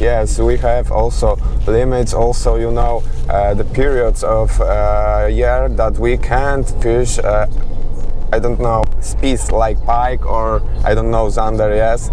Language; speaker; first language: English; non-native, learner; Polish